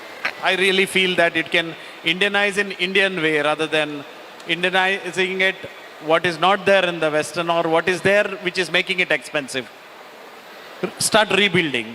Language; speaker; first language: English; non-native, local second language; Kannada